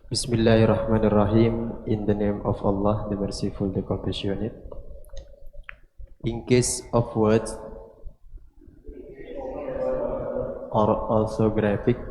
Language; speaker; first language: English; non-native, learner; Indonesian